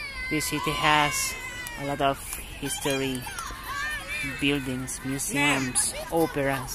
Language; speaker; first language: English; non-native, learner; Spanish